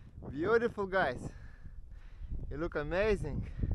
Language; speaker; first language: English; non-native, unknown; Lithuanian